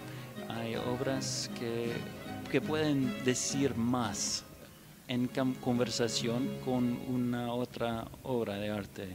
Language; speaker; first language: Spanish; non-native, fluent; English